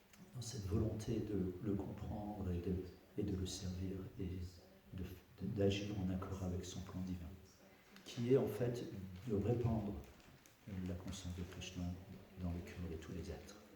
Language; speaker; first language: French; native; French